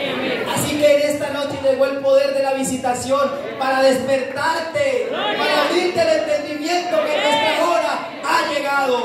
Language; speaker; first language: Spanish; native; Spanish